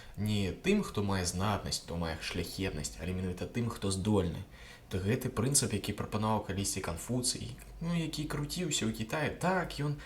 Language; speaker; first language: Belarusian; non-native, local second language; Russian